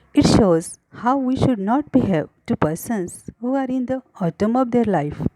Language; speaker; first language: English; non-native, local second language; Marathi